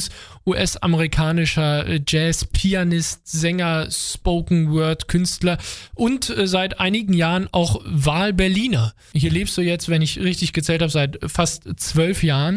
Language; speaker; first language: German; native; German